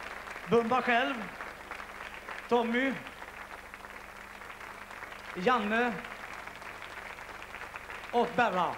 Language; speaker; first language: Swedish; native; Swedish